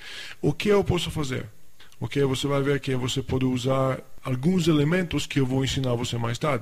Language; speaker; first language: Portuguese; non-native, fluent; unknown